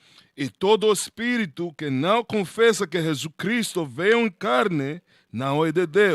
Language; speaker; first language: Portuguese; non-native, learner; Spanish